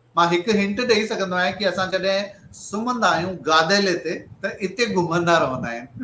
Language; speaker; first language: Sindhi; early bilingual, heritage; Sindhi